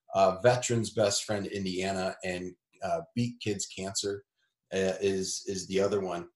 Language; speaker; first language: English; native; English